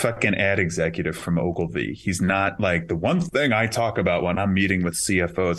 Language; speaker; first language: English; native; English